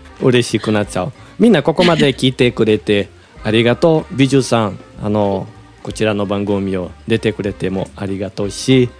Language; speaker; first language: Japanese; non-native, learner; Portuguese